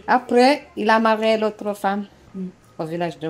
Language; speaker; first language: French; non-native, learner; Comorian